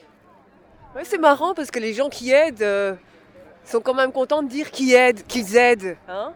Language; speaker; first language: French; native; French